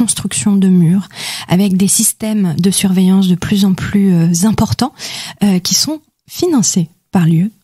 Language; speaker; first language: French; native; French